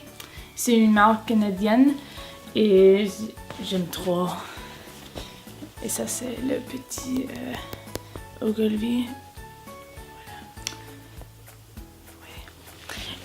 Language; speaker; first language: French; non-native, learner; English